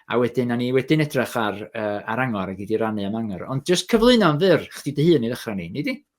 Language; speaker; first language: Welsh; native; Welsh